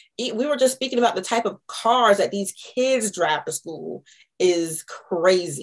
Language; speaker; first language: English; native; English